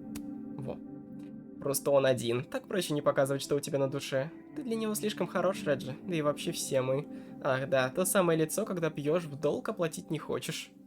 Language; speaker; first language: Russian; native; Russian